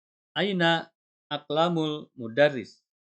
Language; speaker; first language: Arabic; non-native, fluent; Indonesian